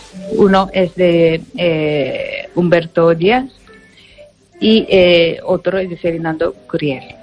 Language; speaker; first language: Spanish; non-native, learner; Japanese